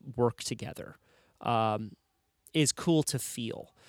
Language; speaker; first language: English; native; English